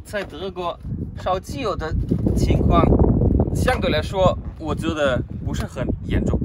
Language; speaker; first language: Chinese; non-native, fluent; German